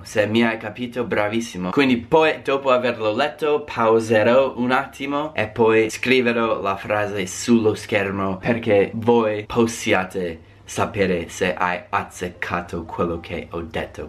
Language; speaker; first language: Italian; non-native, fluent; English